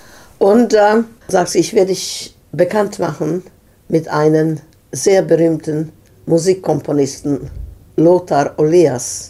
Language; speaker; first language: German; non-native, fluent; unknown